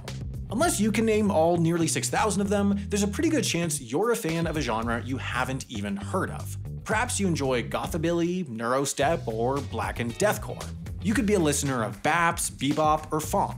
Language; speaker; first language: English; native; English